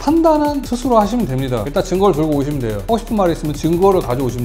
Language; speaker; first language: Korean; native; Korean